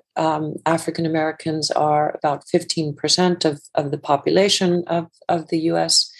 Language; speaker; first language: English; non-native, fluent; Icelandic